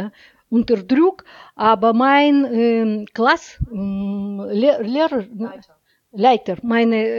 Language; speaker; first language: German; non-native, learner; Russian